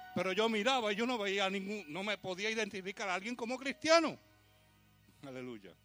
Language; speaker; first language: Spanish; early bilingual, heritage; Spanish